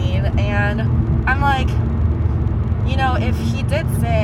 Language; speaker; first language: English; native; English